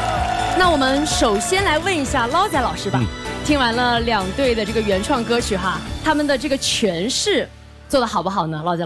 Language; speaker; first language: Chinese; native; Chinese